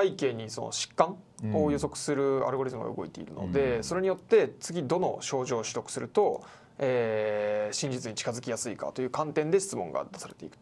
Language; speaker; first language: Japanese; native; Japanese